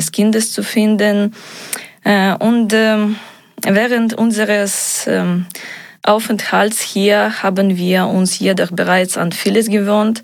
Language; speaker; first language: German; non-native, fluent; Ukrainian